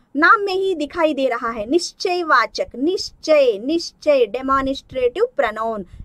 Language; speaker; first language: Hindi; non-native, local second language; Telugu